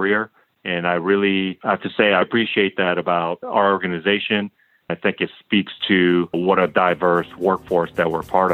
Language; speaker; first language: English; non-native, fluent; Korean